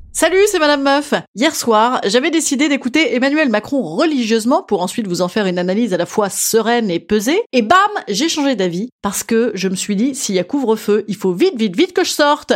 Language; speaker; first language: French; native; French